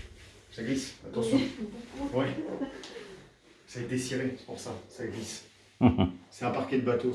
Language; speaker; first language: French; native; French